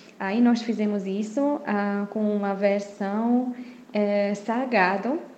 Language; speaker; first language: Portuguese; non-native, fluent; Hungarian